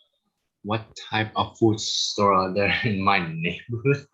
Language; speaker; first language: English; non-native, learner; Vietnamese